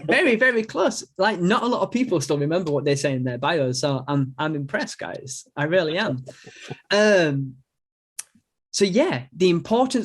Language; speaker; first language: English; native; English